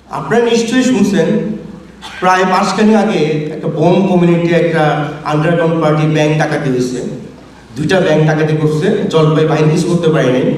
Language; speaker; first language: Bangla; non-native, local second language; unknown